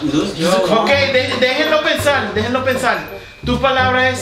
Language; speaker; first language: Spanish; early bilingual, heritage; Spanish